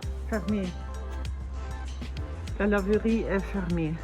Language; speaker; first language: French; non-native, learner; German